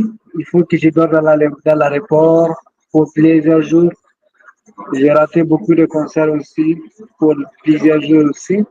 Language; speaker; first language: French; non-native, local second language; Tamasheq